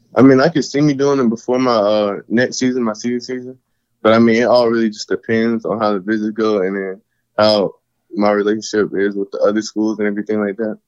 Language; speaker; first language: English; native; English